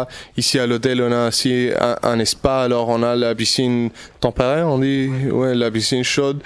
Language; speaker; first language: French; non-native, fluent; Spanish